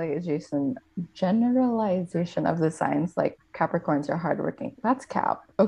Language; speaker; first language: English; non-native, local second language; Filipino